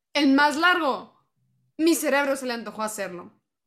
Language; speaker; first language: Spanish; early bilingual, heritage; Spanish